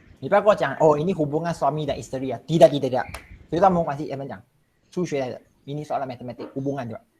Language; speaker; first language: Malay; non-native, local second language; Chinese